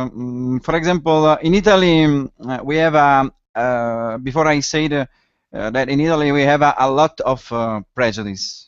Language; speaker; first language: English; non-native, learner; Italian